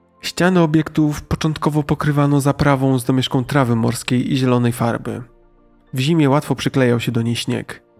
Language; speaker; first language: Polish; native; Polish